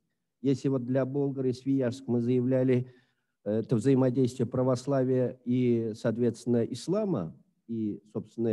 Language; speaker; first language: Russian; native; Russian